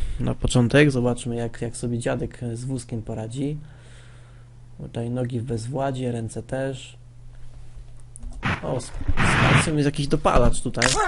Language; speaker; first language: Polish; native; Polish